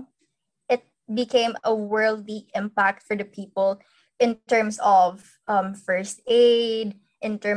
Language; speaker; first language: English; non-native, local second language; Hiligaynon